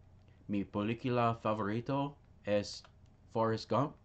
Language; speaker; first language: Spanish; non-native, learner; English